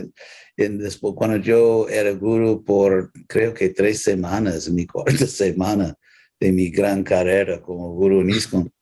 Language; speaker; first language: Spanish; non-native, fluent; English